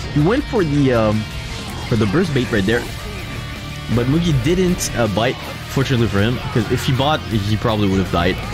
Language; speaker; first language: English; non-native, fluent; French